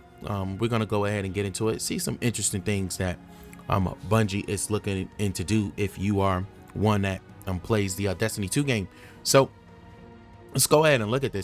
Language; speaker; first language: English; native; English